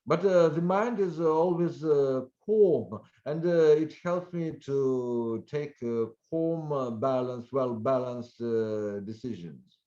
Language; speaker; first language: English; non-native, fluent; Russian